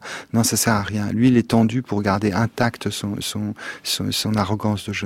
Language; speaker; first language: French; native; French